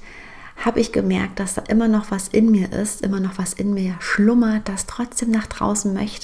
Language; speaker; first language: German; native; German